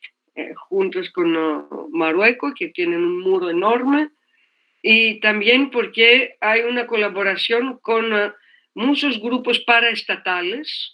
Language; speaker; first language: Spanish; non-native, fluent; Greek